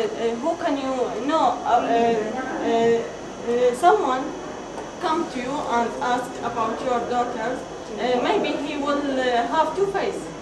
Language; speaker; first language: English; non-native, learner; Arabic